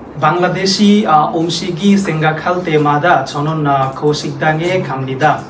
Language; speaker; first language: Korean; non-native, learner; Bangla